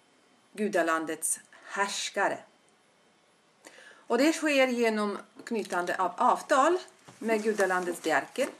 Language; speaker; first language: Swedish; non-native, fluent; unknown